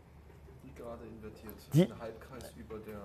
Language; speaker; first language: German; native; German